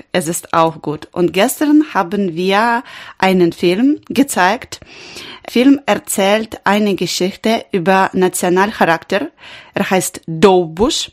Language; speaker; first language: German; non-native, learner; Ukrainian